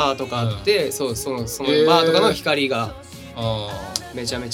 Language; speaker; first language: Japanese; native; Japanese